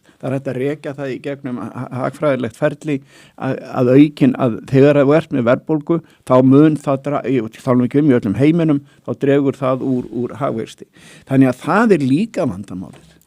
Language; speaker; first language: Icelandic; native; Icelandic